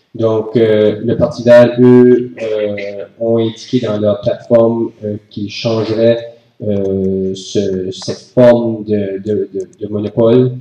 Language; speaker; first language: French; native; French